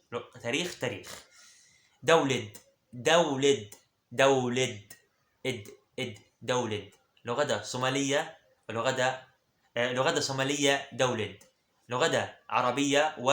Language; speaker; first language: Arabic; early bilingual, other home language; Somali